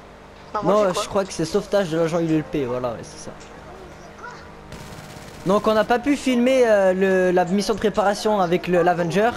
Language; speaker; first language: French; native; French